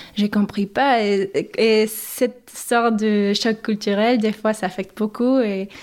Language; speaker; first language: French; non-native, fluent; English